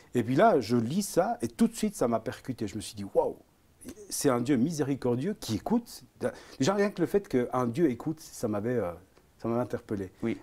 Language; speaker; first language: French; early bilingual, other home language; Italian